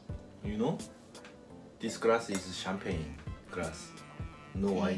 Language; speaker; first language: English; non-native, learner; Korean